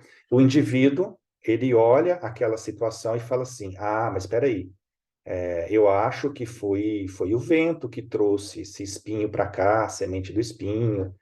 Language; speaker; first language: Portuguese; native; Portuguese